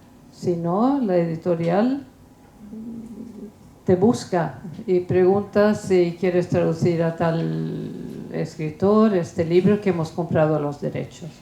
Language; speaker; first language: Spanish; non-native, fluent; Swedish